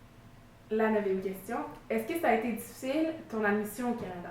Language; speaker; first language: French; native; French